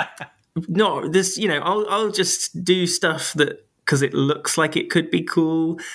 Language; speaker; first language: English; native; English